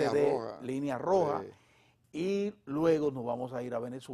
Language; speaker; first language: Spanish; native; Spanish